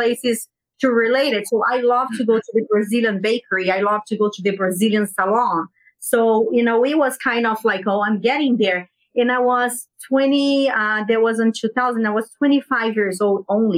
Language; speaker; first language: English; non-native, fluent; Portuguese